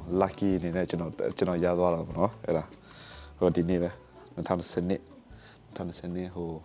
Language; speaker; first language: Burmese; non-native, local second language; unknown